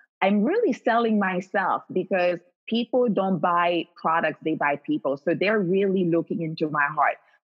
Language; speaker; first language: English; non-native, fluent; Haitian Creole